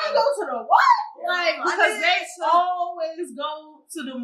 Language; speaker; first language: English; native; English